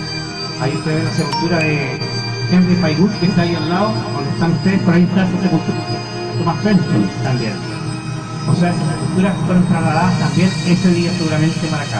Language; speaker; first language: Spanish; native; Spanish